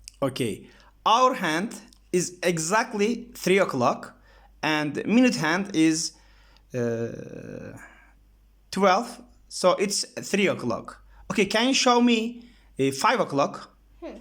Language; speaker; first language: English; non-native, learner; Turkish